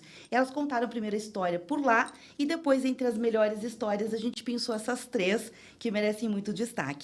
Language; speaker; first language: Portuguese; native; Portuguese